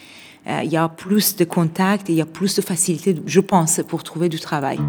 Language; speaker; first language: French; non-native, fluent; Persian